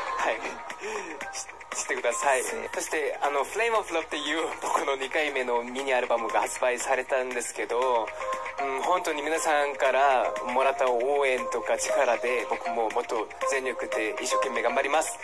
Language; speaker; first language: Japanese; non-native, learner; Korean